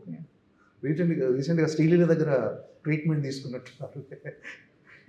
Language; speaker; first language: Telugu; native; Telugu